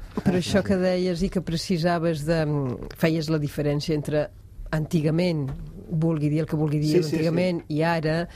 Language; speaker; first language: Catalan; non-native, fluent; French